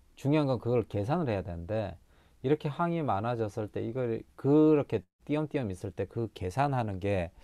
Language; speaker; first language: Korean; native; Korean